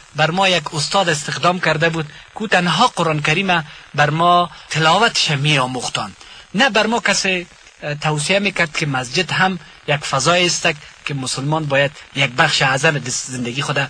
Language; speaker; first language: Persian; non-native, local second language; Pashto